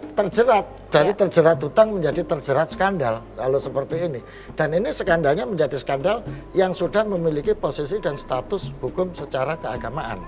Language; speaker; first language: Indonesian; non-native, local second language; Javanese